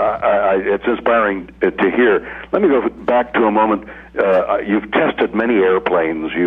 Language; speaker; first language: English; native; English